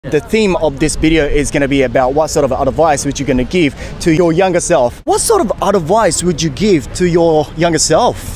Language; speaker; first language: English; non-native, fluent; Japanese